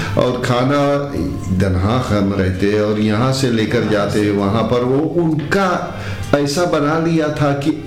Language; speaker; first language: Hindi; early bilingual, heritage; Hindi